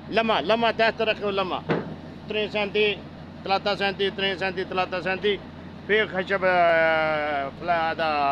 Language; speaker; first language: Arabic; non-native, learner; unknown